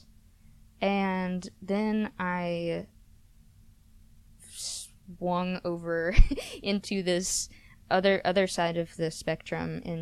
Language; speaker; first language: English; native; English